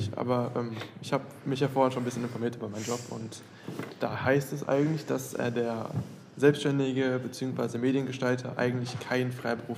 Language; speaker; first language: German; native; German